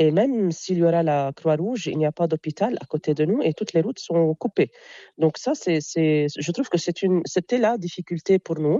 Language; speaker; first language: French; non-native, local second language; Arabic